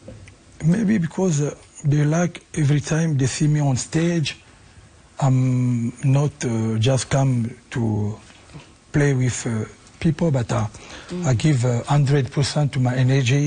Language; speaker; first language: English; non-native, learner; Lingala